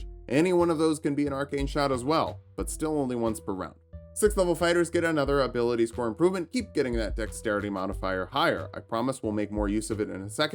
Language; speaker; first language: English; native; English